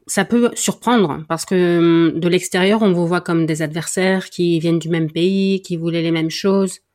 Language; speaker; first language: French; native; French